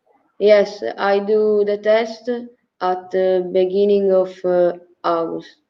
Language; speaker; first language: English; non-native, learner; Italian